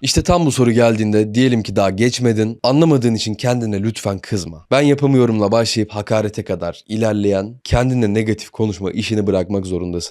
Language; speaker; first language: Turkish; native; Turkish